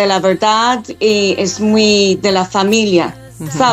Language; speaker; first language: Spanish; non-native, fluent; English